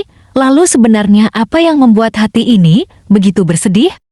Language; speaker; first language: Indonesian; native; Indonesian